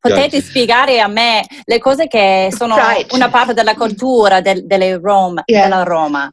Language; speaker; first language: Italian; non-native, learner; English